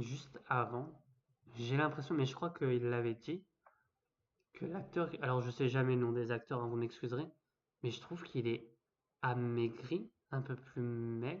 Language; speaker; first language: French; native; French